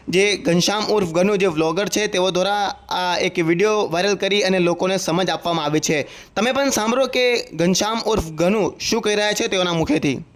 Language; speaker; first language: Gujarati; native; Gujarati